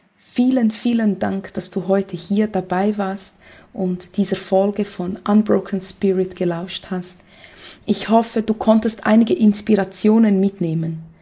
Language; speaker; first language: German; non-native, fluent; Portuguese